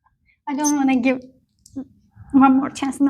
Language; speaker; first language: English; non-native, learner; Turkish